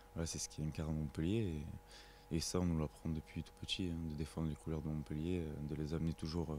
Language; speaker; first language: French; native; French